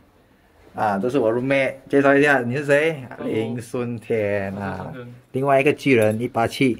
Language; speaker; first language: Chinese; native; Chinese